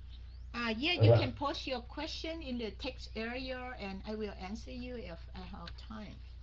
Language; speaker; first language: English; non-native, fluent; Vietnamese